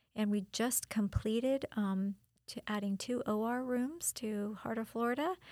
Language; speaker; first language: English; native; English